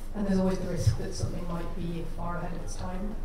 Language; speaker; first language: English; native; English